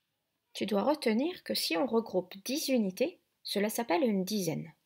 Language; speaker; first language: French; native; French